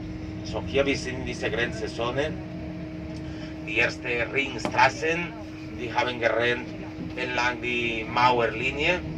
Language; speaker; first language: German; non-native, learner; Catalan